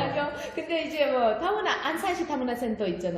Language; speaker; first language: Korean; non-native, fluent; Uzbek